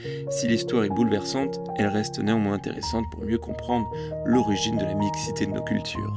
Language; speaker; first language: French; native; French